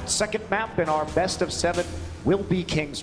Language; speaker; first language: English; native; English